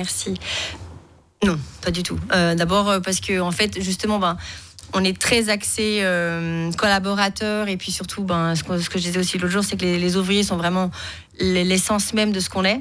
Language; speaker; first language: French; native; French